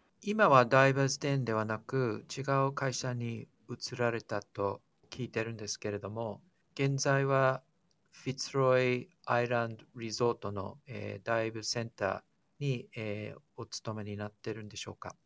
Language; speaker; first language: Japanese; non-native, fluent; English